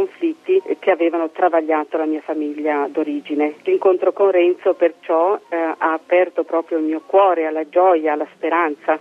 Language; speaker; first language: Italian; native; Italian